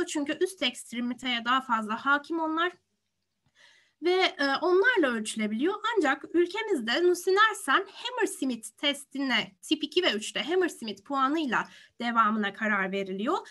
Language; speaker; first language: Turkish; native; Turkish